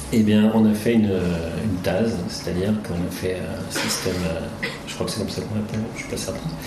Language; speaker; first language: French; native; French